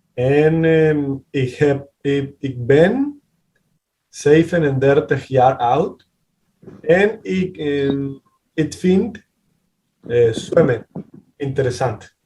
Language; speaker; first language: Dutch; non-native, learner; Spanish